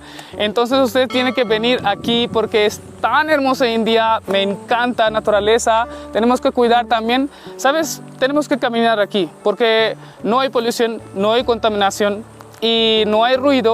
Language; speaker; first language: Spanish; non-native, learner; Hindi